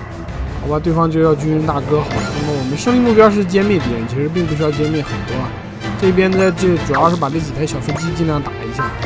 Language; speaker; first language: Chinese; native; Chinese